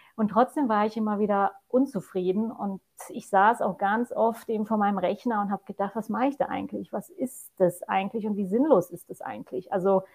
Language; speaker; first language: German; non-native, fluent; Polish